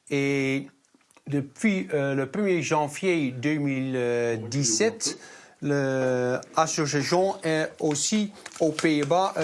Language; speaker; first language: French; non-native, learner; Dutch